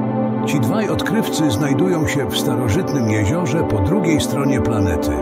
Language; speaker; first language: Polish; native; Polish